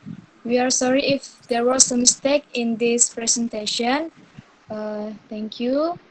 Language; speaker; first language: English; non-native, learner; Indonesian